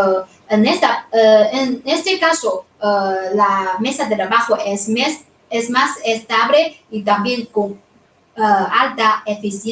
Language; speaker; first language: Spanish; non-native, fluent; Chinese